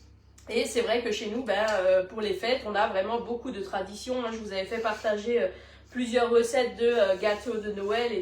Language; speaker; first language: French; native; French